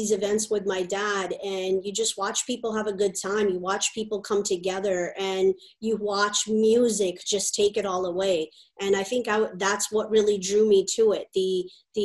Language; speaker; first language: English; native; English